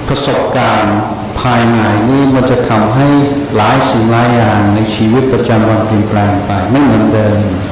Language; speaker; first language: Thai; non-native, fluent; English